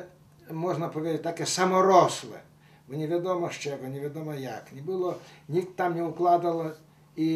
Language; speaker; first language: Polish; non-native, local second language; Ukrainian